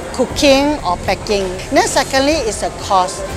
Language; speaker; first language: English; non-native, local second language; Min Nan Chinese